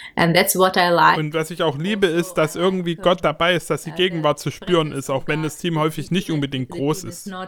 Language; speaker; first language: German; non-native, fluent; Ukrainian